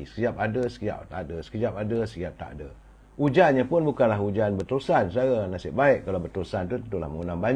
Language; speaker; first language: Malay; native; Malay